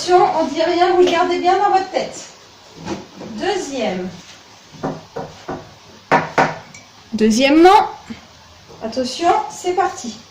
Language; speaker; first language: French; native; French